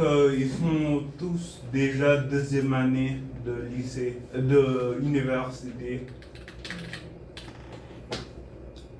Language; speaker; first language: French; non-native, fluent; Bulgarian